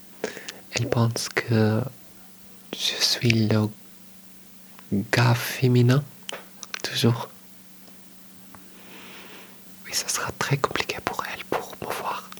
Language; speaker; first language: French; non-native, learner; Arabic